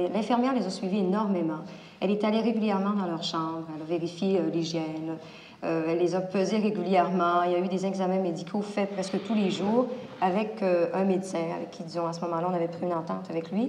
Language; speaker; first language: French; native; French